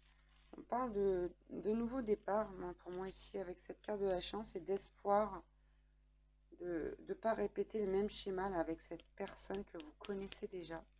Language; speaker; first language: French; native; French